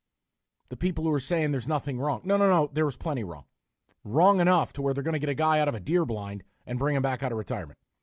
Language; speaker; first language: English; native; English